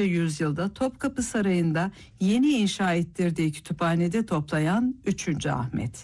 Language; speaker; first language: Turkish; native; Turkish